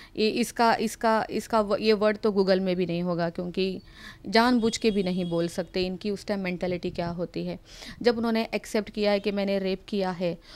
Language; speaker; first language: Hindi; non-native, local second language; Marathi